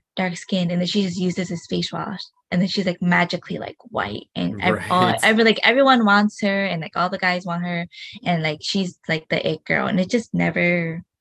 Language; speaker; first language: English; early bilingual, other home language; Hmong